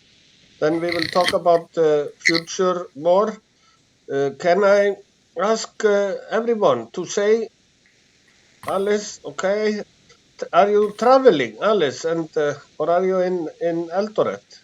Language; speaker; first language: English; non-native, fluent; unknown